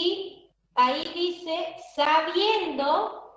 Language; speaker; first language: Spanish; native; Spanish